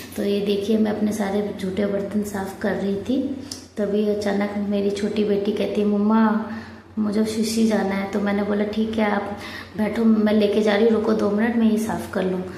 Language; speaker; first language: Hindi; non-native, local second language; Bangla